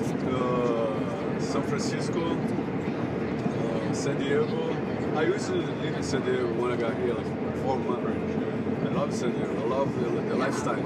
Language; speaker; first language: English; non-native, learner; Portuguese